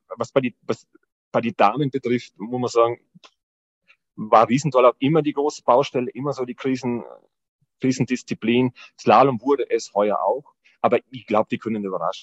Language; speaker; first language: German; native; German